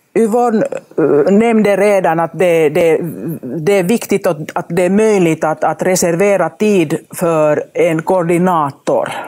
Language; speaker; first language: Swedish; non-native, local second language; Finnish